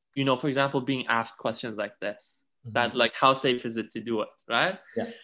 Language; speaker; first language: English; non-native, fluent; Persian